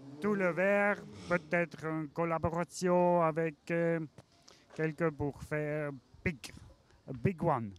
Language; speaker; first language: French; non-native, learner; German